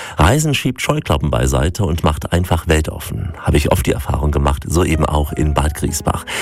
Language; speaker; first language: German; native; German